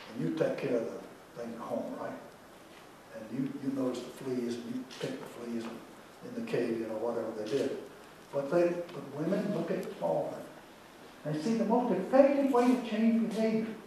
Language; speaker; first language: English; native; English